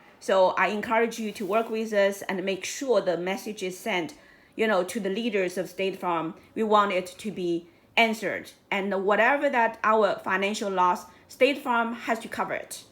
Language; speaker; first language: English; non-native, fluent; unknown